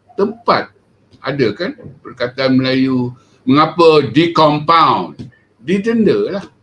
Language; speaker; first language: Malay; non-native, local second language; Chinese